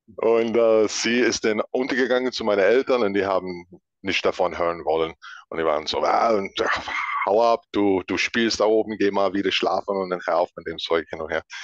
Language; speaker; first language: German; non-native, fluent; English